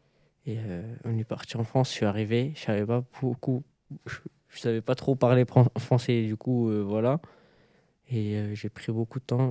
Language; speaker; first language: French; early bilingual, other home language; Arabic